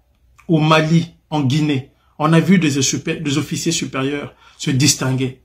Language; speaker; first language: French; non-native, local second language; Lingala